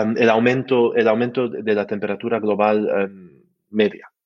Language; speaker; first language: Spanish; non-native, fluent; English